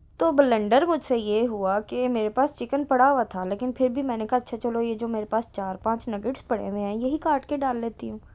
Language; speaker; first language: Urdu; non-native, local second language; Punjabi